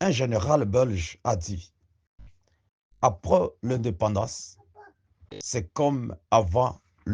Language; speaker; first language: French; non-native, local second language; Swahili